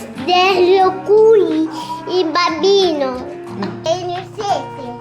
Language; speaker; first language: Italian; early bilingual, other home language; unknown